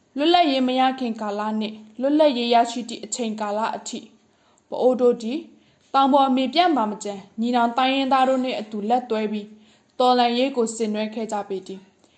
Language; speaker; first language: Burmese; non-native, local second language; Pa'o Karen